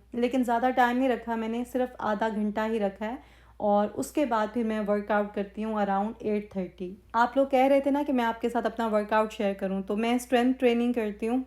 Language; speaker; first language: Urdu; native; Urdu